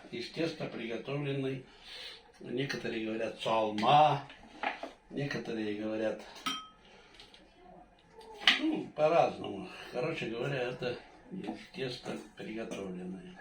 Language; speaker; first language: Russian; non-native, local second language; Tatar